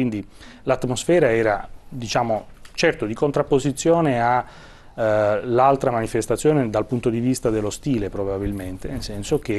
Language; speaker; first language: Italian; native; Italian